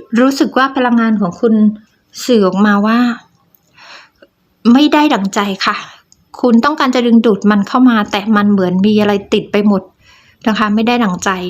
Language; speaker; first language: Thai; native; Thai